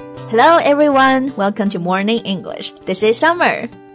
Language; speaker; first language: English; non-native, fluent; Chinese